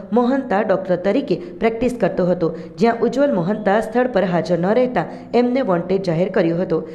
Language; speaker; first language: Gujarati; native; Gujarati